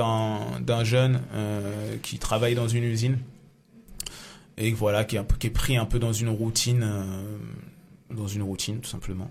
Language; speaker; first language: French; native; French